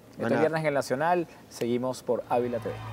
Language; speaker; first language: Spanish; native; Spanish